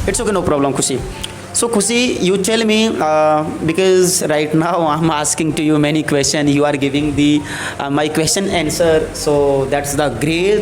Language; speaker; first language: English; non-native, local second language; Hindi